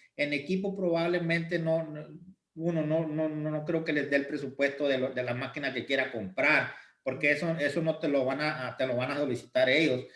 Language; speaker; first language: Spanish; early bilingual, other home language; English